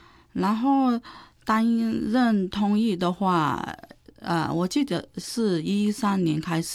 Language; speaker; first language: Chinese; non-native, fluent; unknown